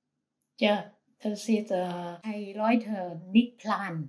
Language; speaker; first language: German; non-native, learner; Thai